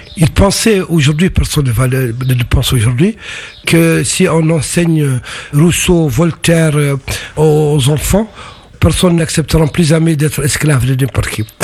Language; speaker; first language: French; non-native, local second language; Arabic